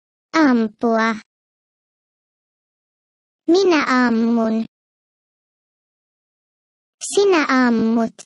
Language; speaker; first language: Finnish; non-native, fluent; Turkish